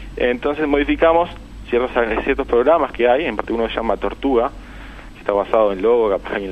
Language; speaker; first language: Spanish; native; Spanish